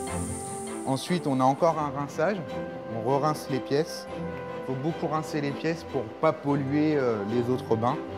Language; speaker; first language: French; native; French